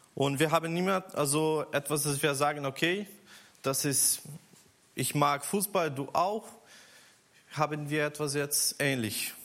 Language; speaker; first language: German; non-native, learner; Portuguese